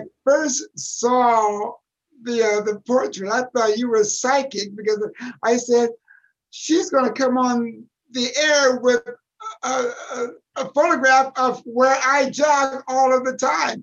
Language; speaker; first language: English; native; English